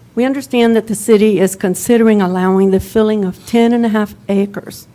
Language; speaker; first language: English; non-native, fluent; Spanish